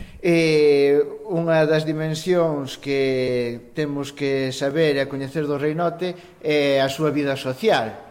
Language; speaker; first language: Galician; native; Galician